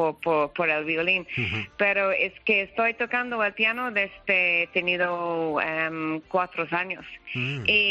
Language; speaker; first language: Spanish; non-native, learner; English